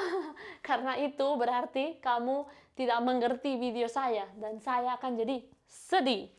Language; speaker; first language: Indonesian; non-native, fluent; Spanish